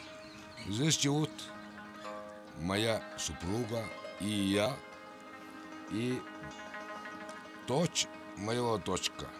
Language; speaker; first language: Russian; non-native, learner; Mongolian